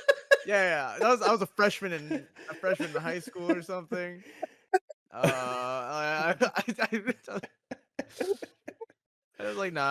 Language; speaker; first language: English; native; English